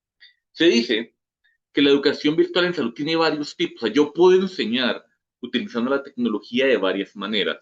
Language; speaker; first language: Spanish; native; Spanish